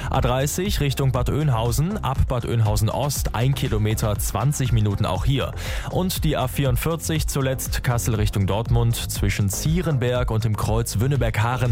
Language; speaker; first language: German; native; German